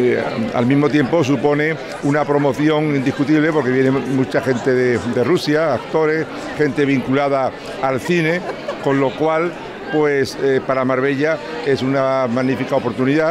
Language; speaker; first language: Spanish; native; Spanish